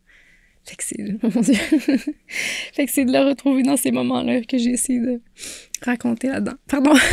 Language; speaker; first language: French; native; French